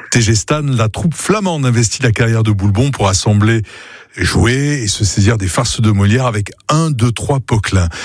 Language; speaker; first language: French; native; French